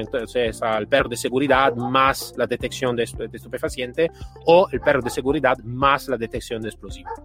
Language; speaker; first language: Spanish; non-native, fluent; Italian